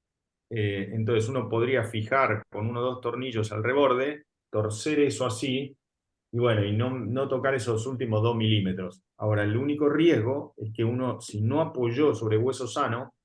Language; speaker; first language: Spanish; native; Spanish